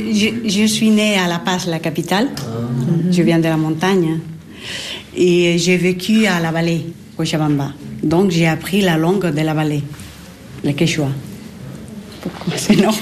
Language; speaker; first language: French; non-native, learner; Spanish